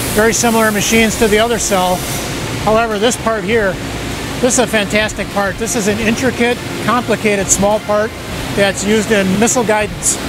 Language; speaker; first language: English; native; English